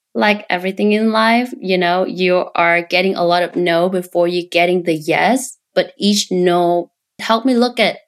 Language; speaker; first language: English; non-native, fluent; Vietnamese